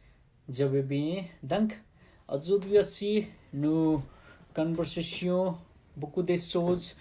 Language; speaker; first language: French; non-native, learner; Nepali